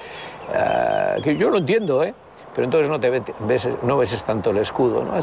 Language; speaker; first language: Spanish; native; Spanish